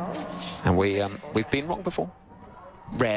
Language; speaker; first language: English; native; English